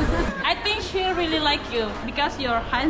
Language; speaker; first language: English; non-native, learner; Indonesian